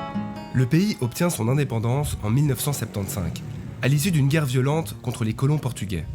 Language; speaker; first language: French; native; French